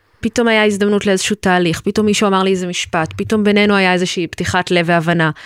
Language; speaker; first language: Hebrew; native; Hebrew